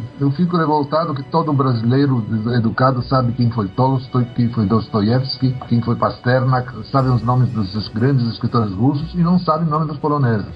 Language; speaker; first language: Portuguese; early bilingual, other home language; Polish